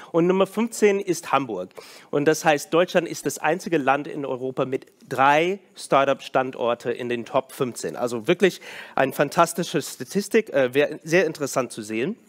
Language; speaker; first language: German; non-native, fluent; English